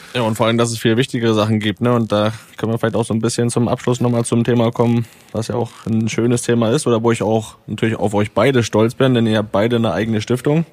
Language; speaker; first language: German; native; German